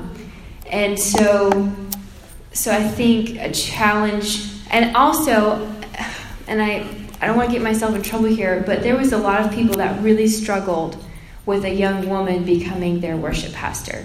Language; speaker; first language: English; native; English